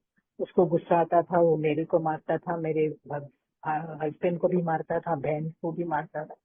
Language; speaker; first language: Hindi; non-native, local second language; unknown